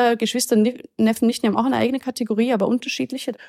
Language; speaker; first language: German; native; German